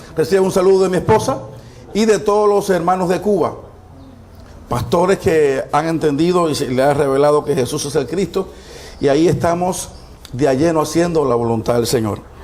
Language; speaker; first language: Spanish; non-native, fluent; Haitian Creole